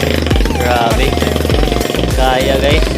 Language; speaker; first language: Filipino; non-native, local second language; Cebuano